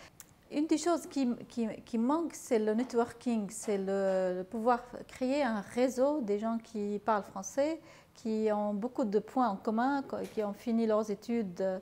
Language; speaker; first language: French; non-native, fluent; Arabic